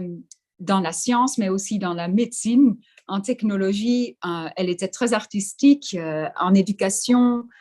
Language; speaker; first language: French; non-native, fluent; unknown